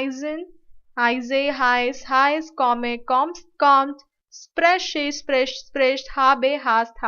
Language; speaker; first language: German; non-native, learner; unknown